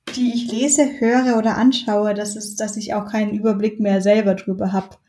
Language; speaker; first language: German; native; German